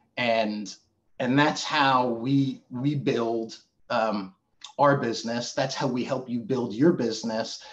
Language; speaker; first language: English; native; English